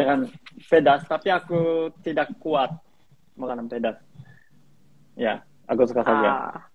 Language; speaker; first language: Indonesian; non-native, fluent; Japanese